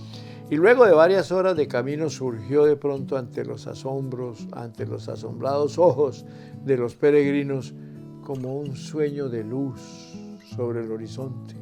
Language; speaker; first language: Spanish; native; Spanish